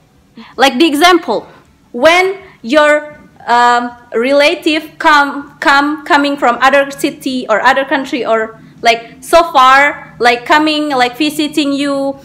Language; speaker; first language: English; non-native, learner; Indonesian